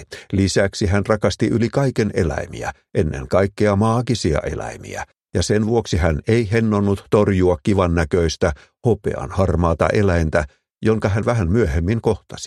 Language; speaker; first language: Finnish; native; Finnish